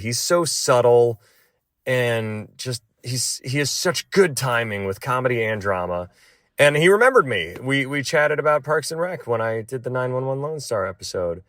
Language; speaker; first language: English; native; English